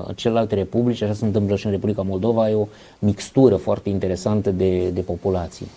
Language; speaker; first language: Romanian; native; Romanian